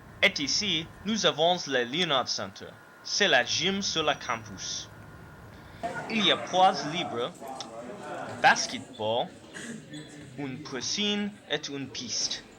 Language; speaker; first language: French; non-native, learner; English